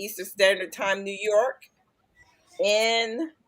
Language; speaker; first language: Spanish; non-native, learner; English